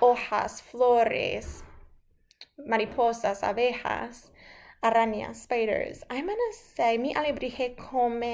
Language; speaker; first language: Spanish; non-native, fluent; English